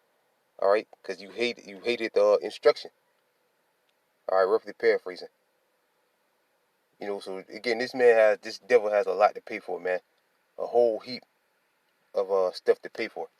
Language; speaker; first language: English; native; English